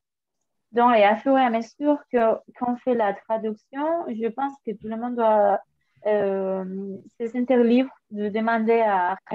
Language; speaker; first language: French; non-native, fluent; Spanish